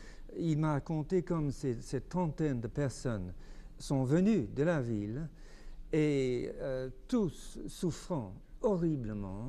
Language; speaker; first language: French; non-native, fluent; English